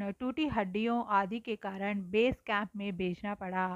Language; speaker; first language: Hindi; non-native, local second language; Telugu